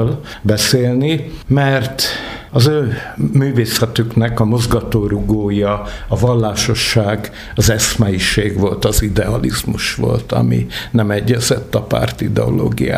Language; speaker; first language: Hungarian; native; Hungarian